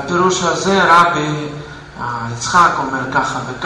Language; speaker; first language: Hebrew; non-native, fluent; Russian